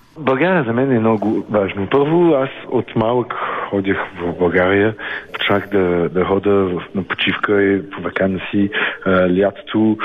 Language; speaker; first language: Bulgarian; early bilingual, heritage; Bulgarian